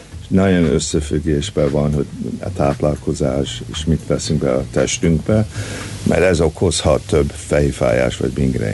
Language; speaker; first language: Hungarian; early bilingual, heritage; Hungarian